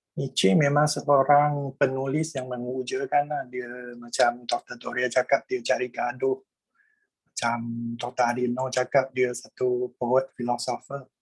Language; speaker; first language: Malay; non-native, local second language; Chinese